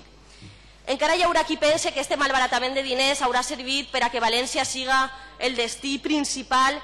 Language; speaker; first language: Catalan; native; Catalan